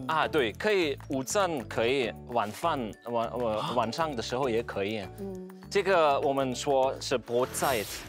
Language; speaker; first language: Chinese; non-native, learner; German